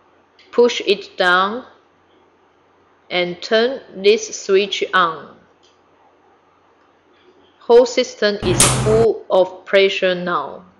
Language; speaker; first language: English; non-native, fluent; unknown